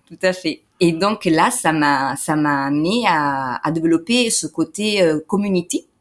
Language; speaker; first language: French; non-native, fluent; Italian